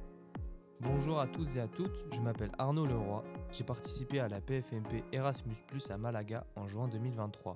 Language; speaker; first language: French; native; French